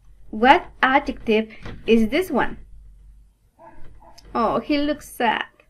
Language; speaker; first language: English; non-native, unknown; Spanish